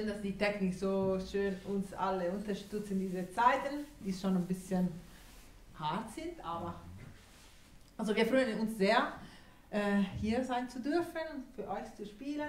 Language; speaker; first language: German; non-native, fluent; Italian